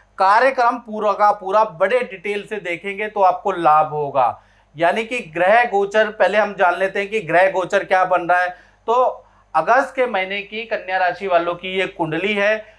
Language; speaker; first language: Hindi; native; Hindi